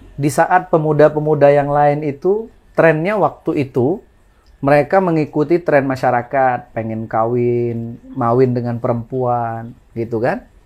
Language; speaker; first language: Indonesian; non-native, local second language; Madurese